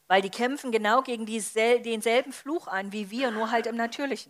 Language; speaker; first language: German; native; German